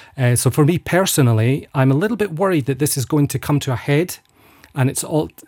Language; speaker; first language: English; native; English